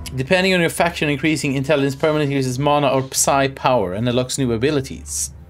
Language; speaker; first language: English; non-native, fluent; Swedish